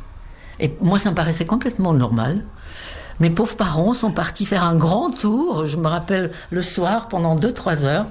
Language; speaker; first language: French; non-native, fluent; Czech